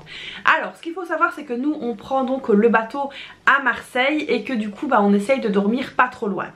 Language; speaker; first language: French; native; French